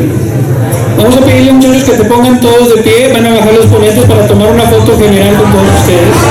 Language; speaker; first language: Spanish; native; Spanish